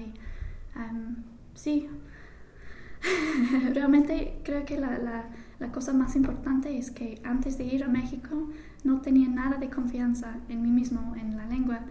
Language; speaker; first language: Spanish; non-native, fluent; English